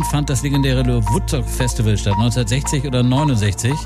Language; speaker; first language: German; native; German